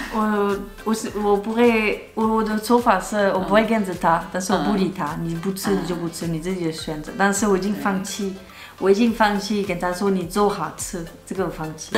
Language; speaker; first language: Chinese; non-native, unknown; French